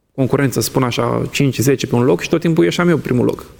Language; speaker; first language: Romanian; native; Romanian